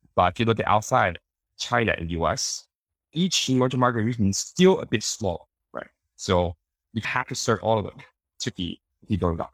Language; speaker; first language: English; early bilingual, other home language; Chinese